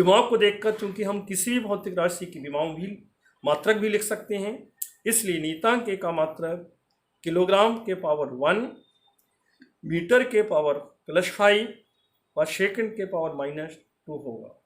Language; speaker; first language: Hindi; native; Hindi